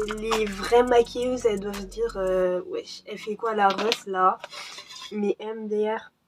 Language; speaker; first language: French; early bilingual, other home language; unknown